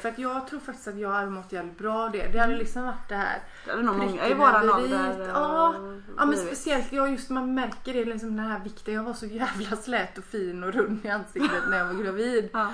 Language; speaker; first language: Swedish; native; Swedish